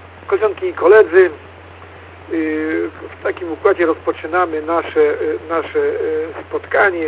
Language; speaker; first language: Polish; native; Polish